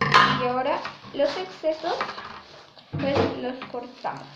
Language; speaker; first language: Spanish; native; Spanish